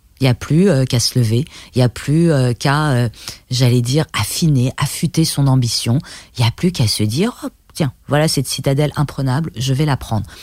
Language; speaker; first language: French; early bilingual, other home language; Persian